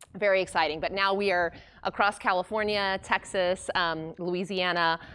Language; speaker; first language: English; native; English